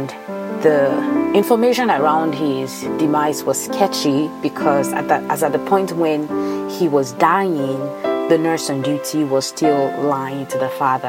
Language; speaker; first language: English; non-native, local second language; Yoruba